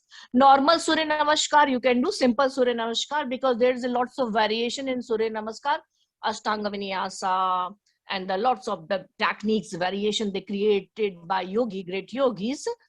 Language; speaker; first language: English; non-native, learner; Hindi